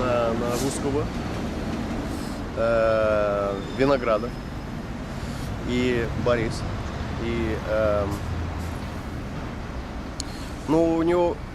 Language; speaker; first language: Russian; early bilingual, heritage; Dutch